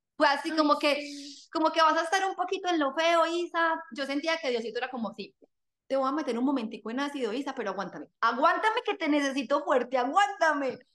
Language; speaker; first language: Spanish; native; Spanish